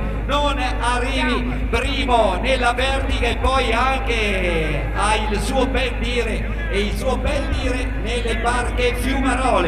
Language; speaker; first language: Italian; native; Italian